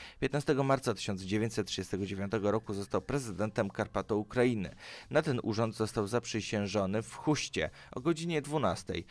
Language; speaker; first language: Polish; native; Polish